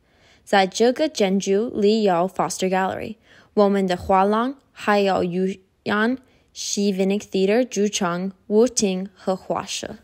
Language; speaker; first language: Chinese; non-native, learner; English